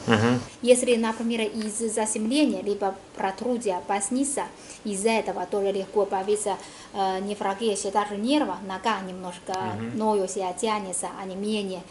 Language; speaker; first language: Russian; non-native, learner; Chinese